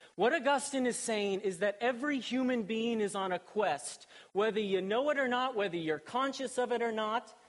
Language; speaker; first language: English; native; English